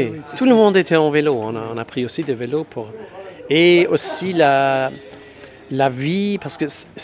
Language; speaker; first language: French; non-native, local second language; Luxembourgish